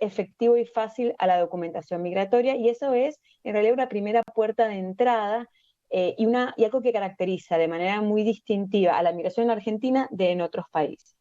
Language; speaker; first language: Spanish; native; Spanish